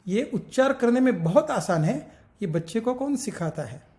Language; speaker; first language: Hindi; non-native, local second language; Marathi